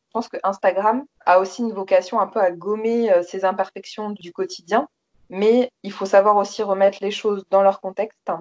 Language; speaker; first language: French; native; French